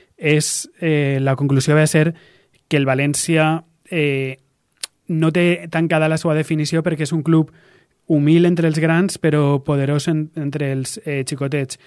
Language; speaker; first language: Catalan; native; Catalan